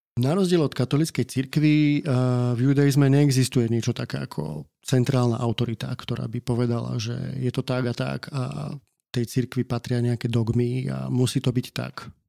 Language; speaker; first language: Slovak; native; Slovak